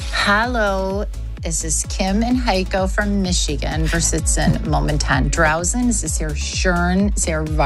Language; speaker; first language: German; non-native, learner; English